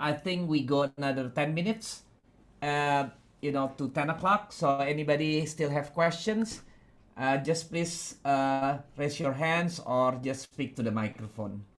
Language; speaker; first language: English; non-native, fluent; Indonesian